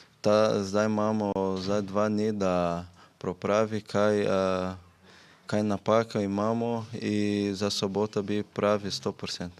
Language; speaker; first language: Slovenian; non-native, learner; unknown